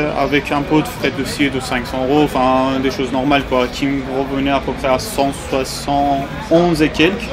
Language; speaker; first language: French; non-native, fluent; Persian